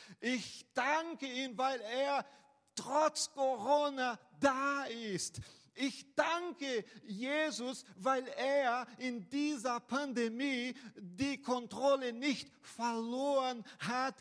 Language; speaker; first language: German; non-native, fluent; Portuguese